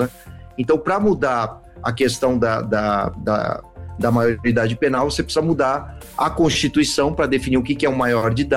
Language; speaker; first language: Portuguese; native; Portuguese